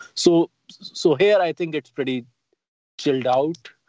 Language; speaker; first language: English; non-native, local second language; Hindi